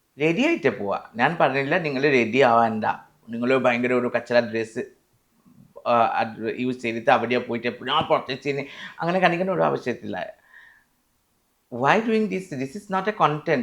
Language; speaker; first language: Malayalam; non-native, fluent; Assamese